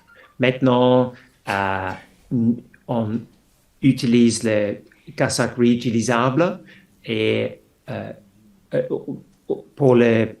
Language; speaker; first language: French; non-native, fluent; English